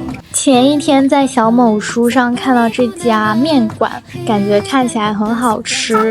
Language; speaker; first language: Chinese; native; Chinese